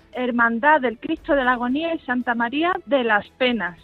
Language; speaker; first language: Spanish; native; Spanish